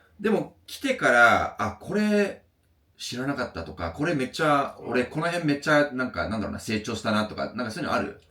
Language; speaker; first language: Japanese; non-native, fluent; English